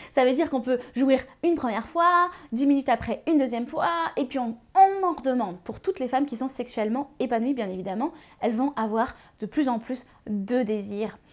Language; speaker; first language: French; native; French